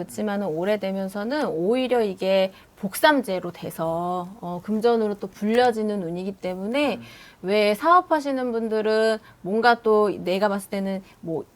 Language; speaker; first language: Korean; native; Korean